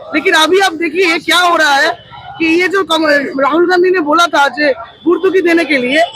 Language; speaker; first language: Hindi; non-native, local second language; Bangla